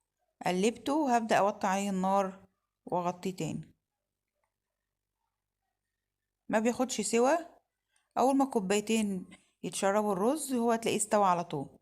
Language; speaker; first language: Arabic; native; Arabic